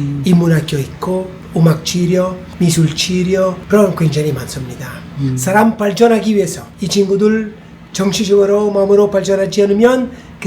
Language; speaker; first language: Korean; non-native, fluent; Italian